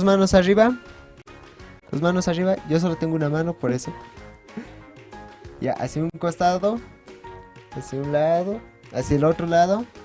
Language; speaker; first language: Spanish; native; Spanish